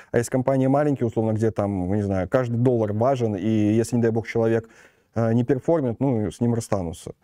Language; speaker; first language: Russian; native; Russian